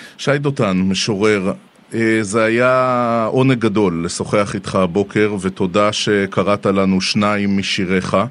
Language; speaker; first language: Hebrew; native; Hebrew